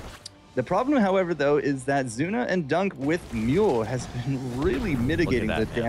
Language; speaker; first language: English; native; English